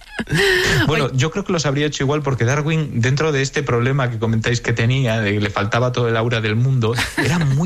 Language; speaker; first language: Spanish; native; Spanish